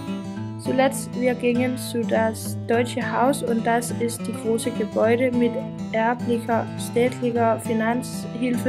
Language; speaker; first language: German; non-native, learner; Danish